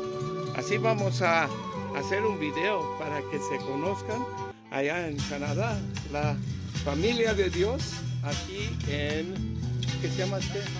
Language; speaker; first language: Spanish; non-native, learner; English